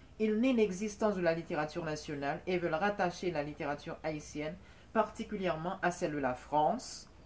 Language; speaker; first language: French; non-native, local second language; Haitian Creole